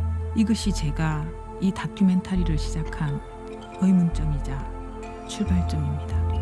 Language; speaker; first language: Korean; native; Korean